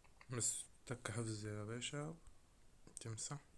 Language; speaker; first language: Arabic; native; Arabic